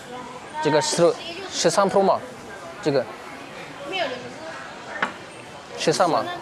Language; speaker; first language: Chinese; non-native, learner; Amharic